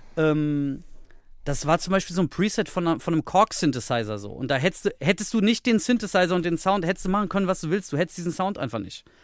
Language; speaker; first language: German; early bilingual, heritage; Greek